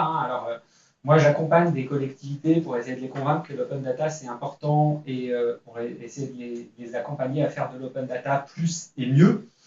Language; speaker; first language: French; native; French